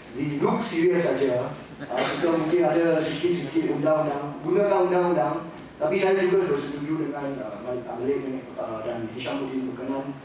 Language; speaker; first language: Malay; non-native, local second language; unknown